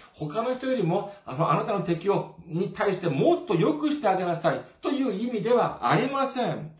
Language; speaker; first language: Japanese; non-native, fluent; Korean